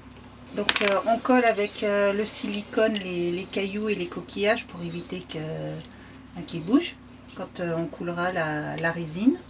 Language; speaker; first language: French; native; French